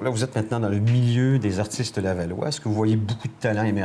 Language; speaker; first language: French; native; French